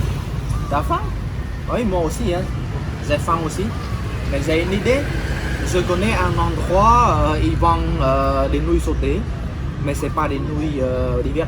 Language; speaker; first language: French; non-native, fluent; Khmer